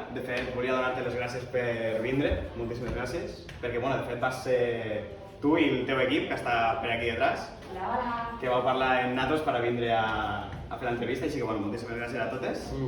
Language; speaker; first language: Catalan; native; Catalan